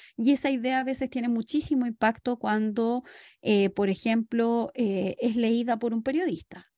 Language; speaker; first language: Spanish; native; Spanish